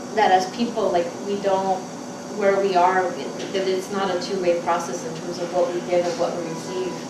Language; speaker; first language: English; native; English